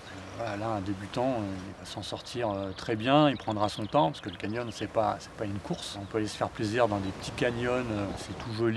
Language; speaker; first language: French; native; French